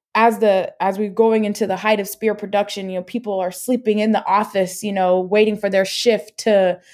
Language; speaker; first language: English; native; English